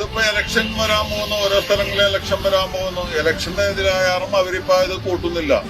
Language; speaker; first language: Malayalam; native; Malayalam